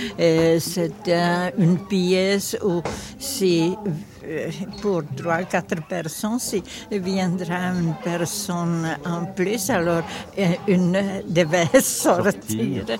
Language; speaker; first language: French; non-native, fluent; Czech